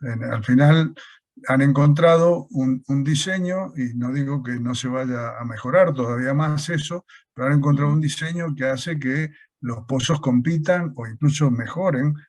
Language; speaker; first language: Spanish; native; Spanish